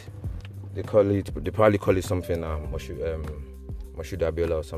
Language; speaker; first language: English; non-native, local second language; Yoruba